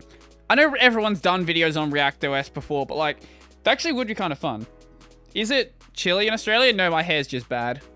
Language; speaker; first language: English; native; English